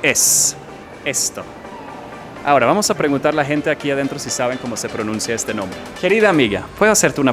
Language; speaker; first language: Spanish; non-native, fluent; English